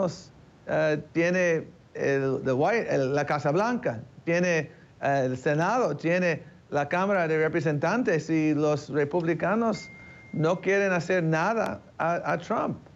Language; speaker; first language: Spanish; early bilingual, heritage; English